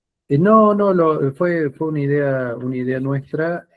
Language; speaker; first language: Spanish; native; Spanish